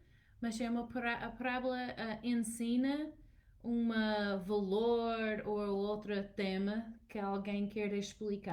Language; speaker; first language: Portuguese; non-native, learner; English